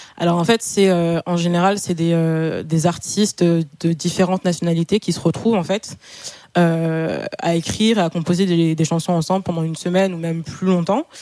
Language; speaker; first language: French; native; French